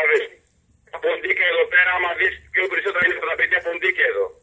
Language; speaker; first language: Greek; non-native, learner; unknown